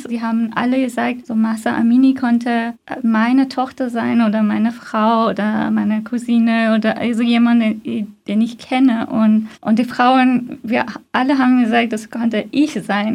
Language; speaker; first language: German; non-native, fluent; Persian